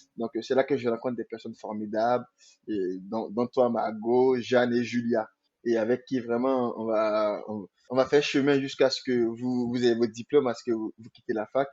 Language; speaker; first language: French; non-native, local second language; Mandingo